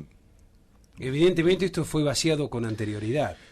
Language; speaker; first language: Spanish; native; Spanish